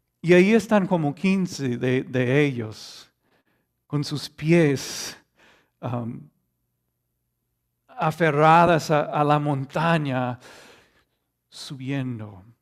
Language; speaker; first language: Spanish; non-native, fluent; English